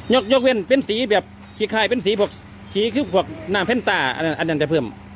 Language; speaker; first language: Thai; native; Thai